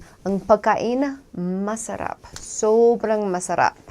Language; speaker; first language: Filipino; non-native, learner; English